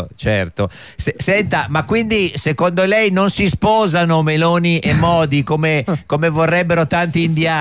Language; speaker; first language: Italian; native; Italian